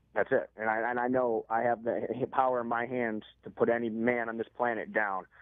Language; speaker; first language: English; native; English